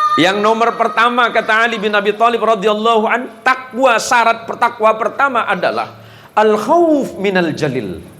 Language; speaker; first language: Indonesian; native; Indonesian